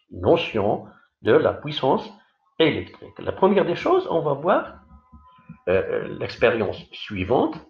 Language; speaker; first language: French; non-native, local second language; Arabic